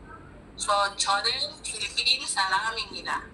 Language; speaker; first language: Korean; non-native, learner; Filipino